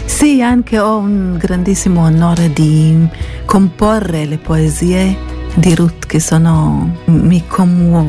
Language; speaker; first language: Italian; non-native, fluent; Hebrew